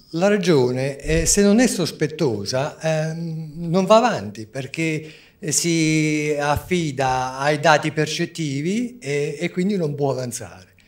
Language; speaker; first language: Italian; native; Italian